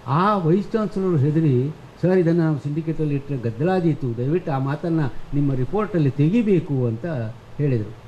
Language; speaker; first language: Kannada; native; Kannada